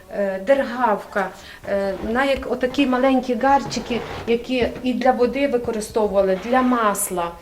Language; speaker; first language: Ukrainian; native; Ukrainian